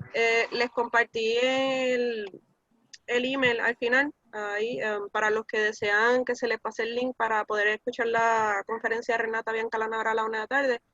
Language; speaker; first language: Spanish; native; Spanish